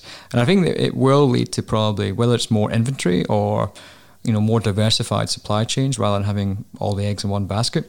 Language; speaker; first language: English; native; English